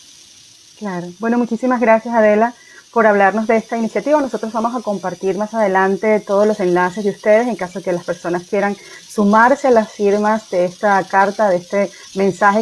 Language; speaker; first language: Spanish; native; Spanish